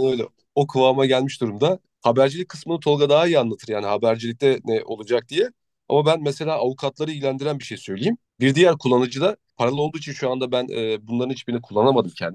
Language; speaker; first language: Turkish; native; Turkish